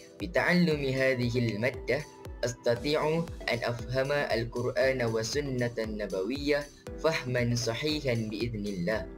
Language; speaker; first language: Arabic; non-native, learner; Malay